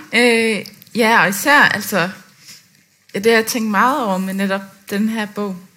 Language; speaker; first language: Danish; native; Danish